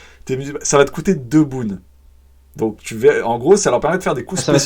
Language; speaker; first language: French; native; French